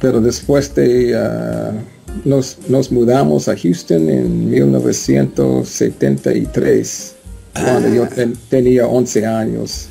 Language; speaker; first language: Spanish; non-native, learner; English